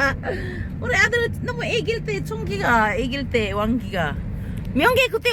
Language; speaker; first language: Korean; non-native, learner; Filipino